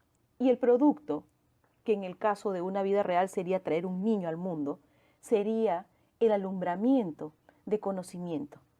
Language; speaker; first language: Spanish; native; Spanish